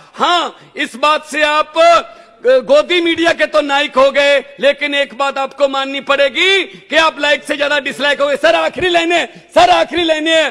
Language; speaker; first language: Hindi; non-native, local second language; Punjabi